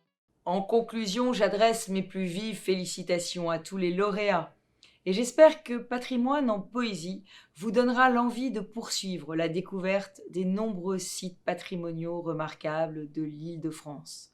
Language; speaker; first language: French; native; French